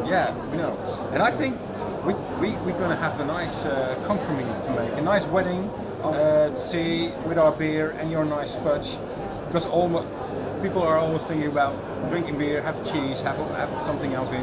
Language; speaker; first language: English; non-native, fluent; Dutch